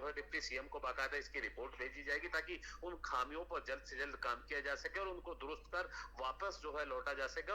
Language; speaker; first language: Hindi; native; Hindi